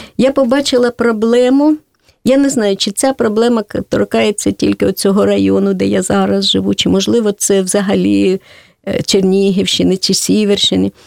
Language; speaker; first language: Ukrainian; native; Ukrainian